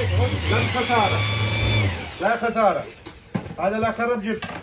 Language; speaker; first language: Arabic; non-native, learner; Urdu